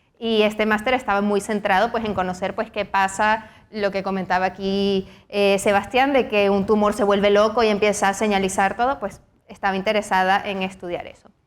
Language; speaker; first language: Spanish; native; Spanish